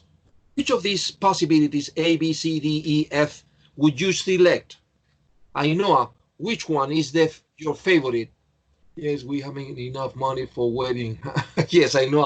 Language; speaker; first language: English; non-native, fluent; Spanish